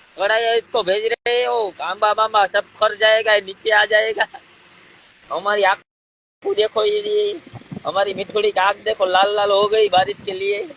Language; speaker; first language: Hindi; non-native, local second language; Gujarati